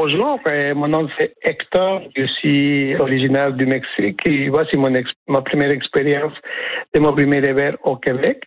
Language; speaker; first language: French; non-native, fluent; Spanish